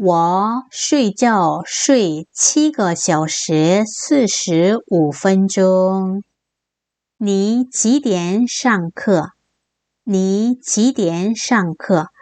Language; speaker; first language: Chinese; non-native, fluent; Korean